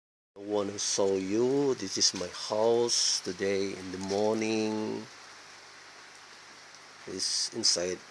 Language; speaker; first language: English; non-native, learner; Indonesian